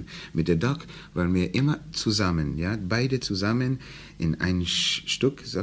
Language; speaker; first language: German; non-native, learner; English